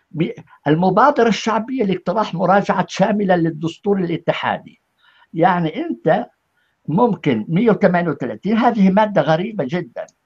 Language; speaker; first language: Arabic; native; Arabic